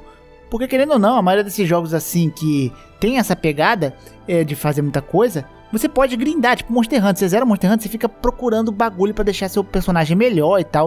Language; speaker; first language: Portuguese; native; Portuguese